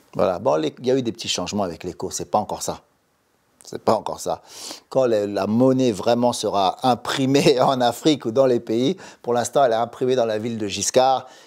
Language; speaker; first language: French; native; French